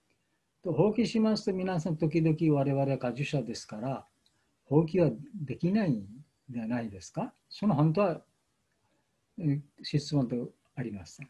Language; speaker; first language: Japanese; non-native, fluent; Bangla